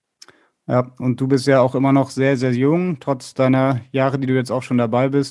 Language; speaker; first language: German; native; German